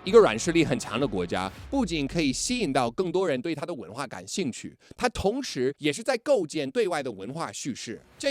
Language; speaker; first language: Chinese; non-native, fluent; English